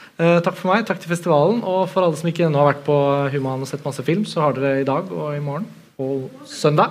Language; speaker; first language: Norwegian; native; Norwegian